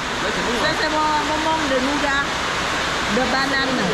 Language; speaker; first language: French; non-native, learner; Vietnamese